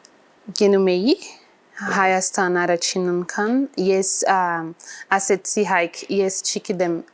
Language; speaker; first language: Armenian; non-native, learner; Portuguese